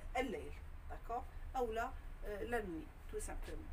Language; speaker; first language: French; non-native, local second language; Arabic